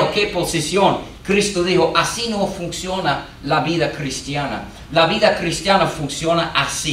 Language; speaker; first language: Spanish; non-native, fluent; English